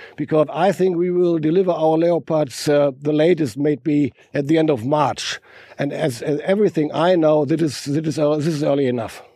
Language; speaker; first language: English; non-native, fluent; German